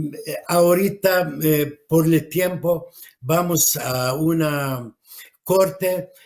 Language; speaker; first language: Spanish; non-native, fluent; Arabic